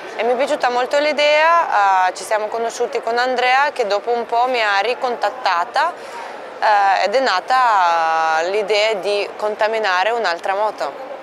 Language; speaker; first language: Italian; non-native, fluent; Russian